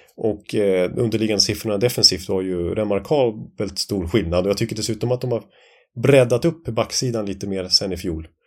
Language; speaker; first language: Swedish; native; Swedish